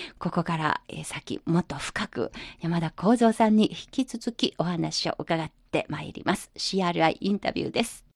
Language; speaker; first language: Japanese; non-native, fluent; Chinese